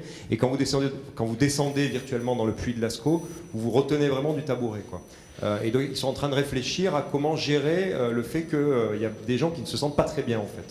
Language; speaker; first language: French; native; French